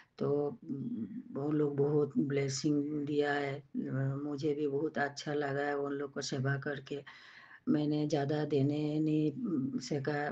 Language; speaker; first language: Hindi; non-native, local second language; Bangla